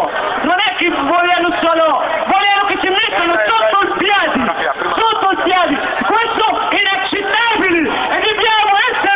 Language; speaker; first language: Italian; non-native, fluent; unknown